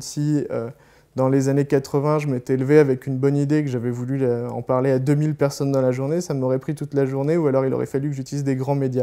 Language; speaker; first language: French; native; French